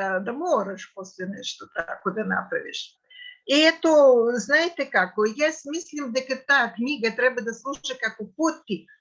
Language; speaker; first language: Macedonian; non-native, fluent; Russian